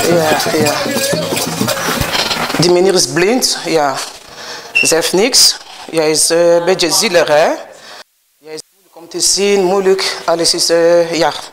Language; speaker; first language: Dutch; non-native, learner; Lingala